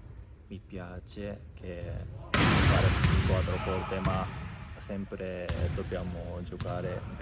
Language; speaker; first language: Italian; non-native, learner; Japanese